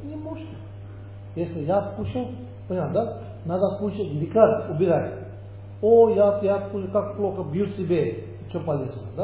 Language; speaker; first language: Russian; non-native, learner; Tibetan